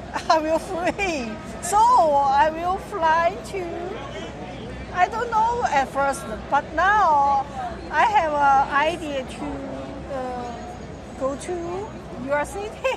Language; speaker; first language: English; non-native, learner; Chinese